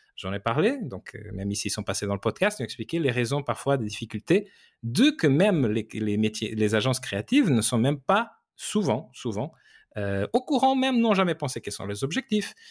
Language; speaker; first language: French; non-native, fluent; Portuguese